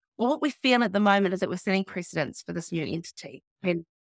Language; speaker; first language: English; native; English